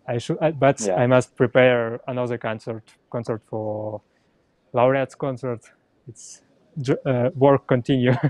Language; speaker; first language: English; non-native, learner; Russian